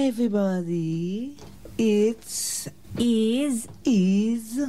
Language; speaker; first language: English; non-native, learner; French